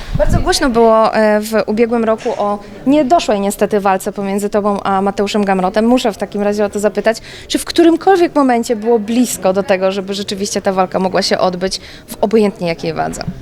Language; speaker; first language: Polish; native; Polish